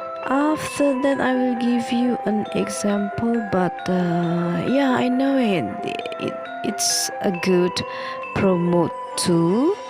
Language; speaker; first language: English; non-native, local second language; Indonesian